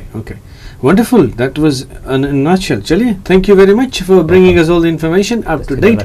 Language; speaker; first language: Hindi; native; Hindi